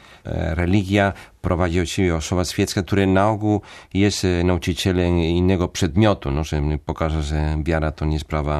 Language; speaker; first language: Polish; non-native, fluent; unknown